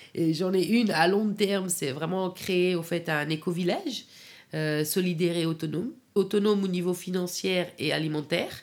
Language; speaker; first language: French; non-native, fluent; Persian